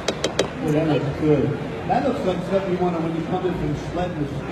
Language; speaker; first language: English; native; English